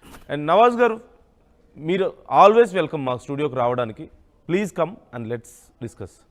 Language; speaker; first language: Telugu; native; Telugu